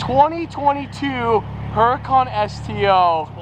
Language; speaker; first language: English; native; English